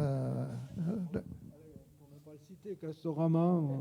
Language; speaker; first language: French; native; French